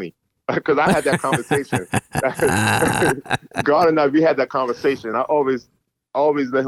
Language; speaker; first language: English; native; English